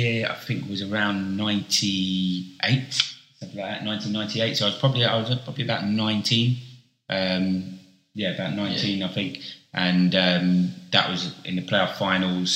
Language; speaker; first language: English; native; English